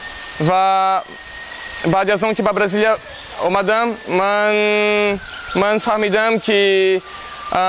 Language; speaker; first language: Persian; non-native, learner; Portuguese